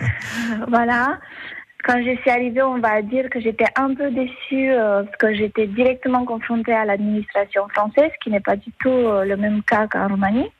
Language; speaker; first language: French; non-native, fluent; Romanian